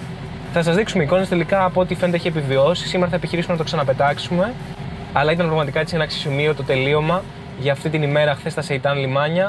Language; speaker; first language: Greek; native; Greek